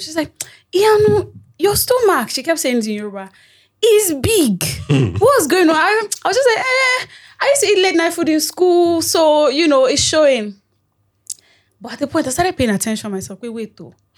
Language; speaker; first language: English; non-native, local second language; Yoruba